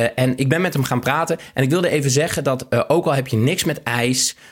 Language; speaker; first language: Dutch; native; Dutch